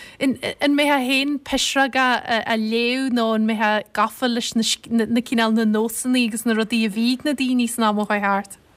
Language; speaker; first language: Irish; native; Irish